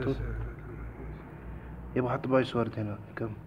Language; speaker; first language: Arabic; non-native, learner; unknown